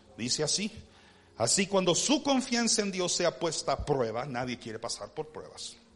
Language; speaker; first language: Spanish; early bilingual, heritage; Spanish